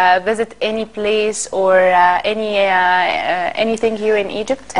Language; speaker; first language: English; non-native, learner; Arabic